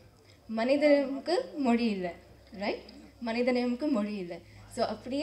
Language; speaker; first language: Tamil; non-native, fluent; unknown